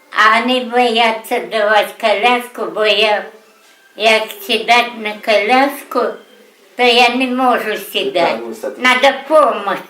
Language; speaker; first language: Russian; native; Russian